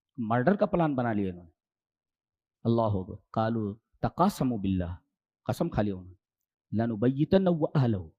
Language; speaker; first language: Urdu; native; Urdu